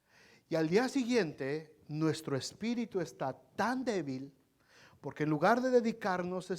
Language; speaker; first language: Spanish; native; Spanish